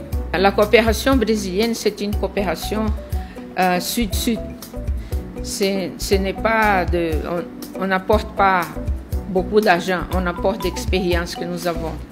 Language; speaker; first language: French; non-native, fluent; Portuguese